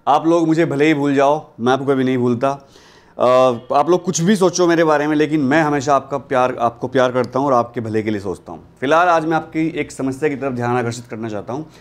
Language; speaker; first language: Hindi; native; Hindi